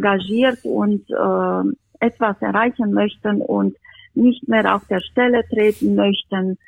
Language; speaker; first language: German; non-native, fluent; Romanian